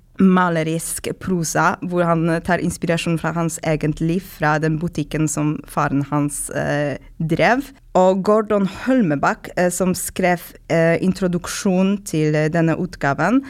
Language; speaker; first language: Norwegian; non-native, fluent; Polish